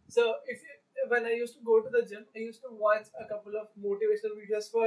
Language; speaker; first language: English; non-native, local second language; Marathi